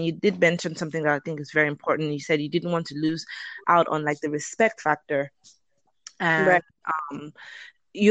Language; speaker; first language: English; non-native, local second language; Yoruba